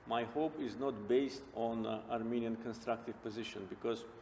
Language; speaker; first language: English; non-native, fluent; Azerbaijani